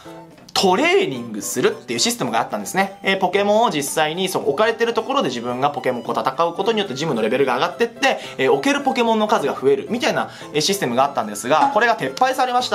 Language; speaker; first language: Japanese; native; Japanese